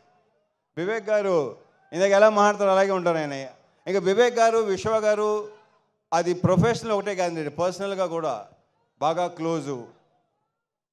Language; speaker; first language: Telugu; native; Telugu